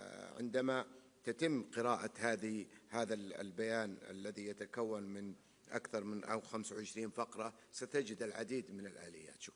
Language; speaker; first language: Arabic; native; Arabic